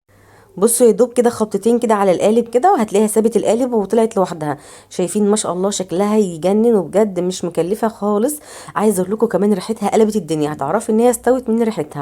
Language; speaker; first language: Arabic; native; Arabic